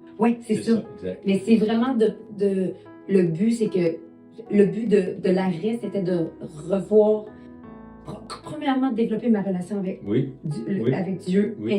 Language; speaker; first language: French; native; French